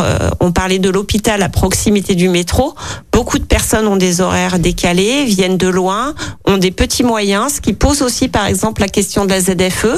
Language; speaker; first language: French; native; French